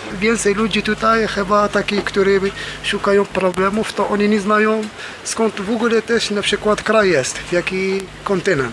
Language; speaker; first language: Polish; non-native, learner; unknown